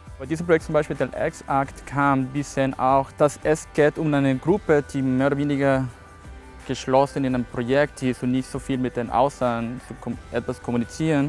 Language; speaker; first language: German; non-native, fluent; Spanish